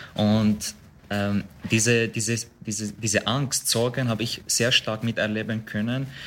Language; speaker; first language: German; non-native, fluent; Arabic